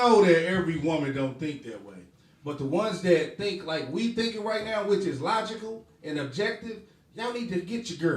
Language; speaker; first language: English; native; English